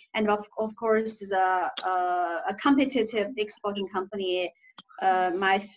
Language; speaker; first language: English; non-native, learner; Chinese